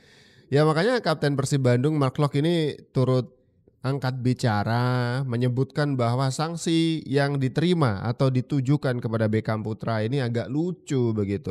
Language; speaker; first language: Indonesian; native; Indonesian